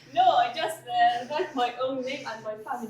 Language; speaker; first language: English; non-native, learner; Persian